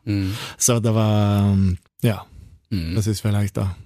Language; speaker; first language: German; non-native, learner; Norwegian